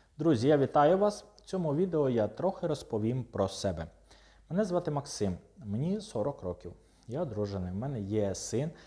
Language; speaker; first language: Ukrainian; non-native, local second language; Russian